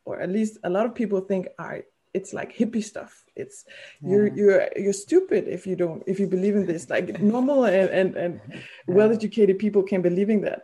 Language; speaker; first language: English; non-native, fluent; Danish